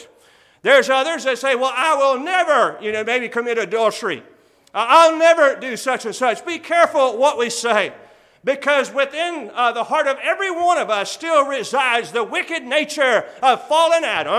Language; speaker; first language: English; native; English